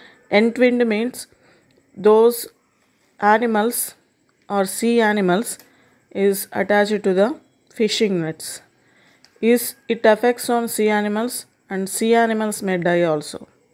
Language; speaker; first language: English; non-native, local second language; Telugu